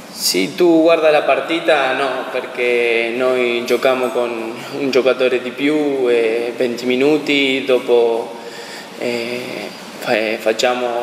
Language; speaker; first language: Italian; non-native, learner; Spanish